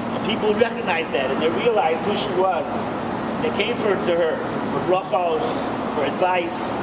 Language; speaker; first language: English; native; English